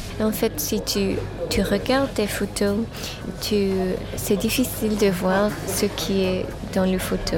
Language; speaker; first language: French; non-native, fluent; English